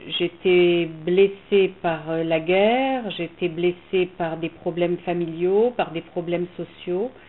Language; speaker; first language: French; native; French